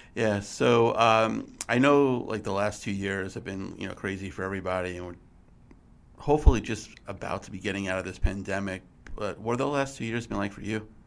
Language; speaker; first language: English; native; English